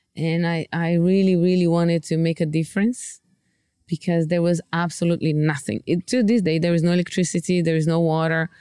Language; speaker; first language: English; non-native, fluent; Portuguese